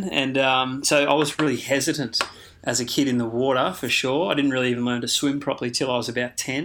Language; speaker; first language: English; native; English